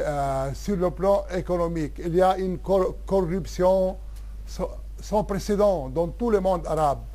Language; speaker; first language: French; non-native, local second language; Arabic